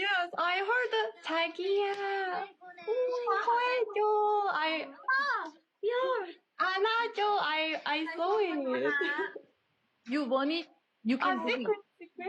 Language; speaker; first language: English; non-native, learner; Korean